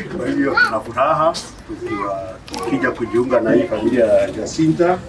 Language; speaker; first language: Swahili; non-native, local second language; Embu